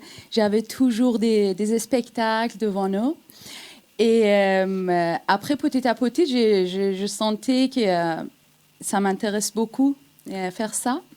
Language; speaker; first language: French; non-native, fluent; Persian